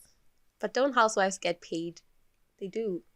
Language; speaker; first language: English; non-native, local second language; Swati